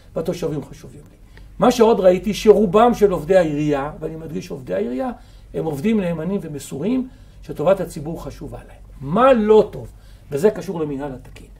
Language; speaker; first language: Hebrew; native; Hebrew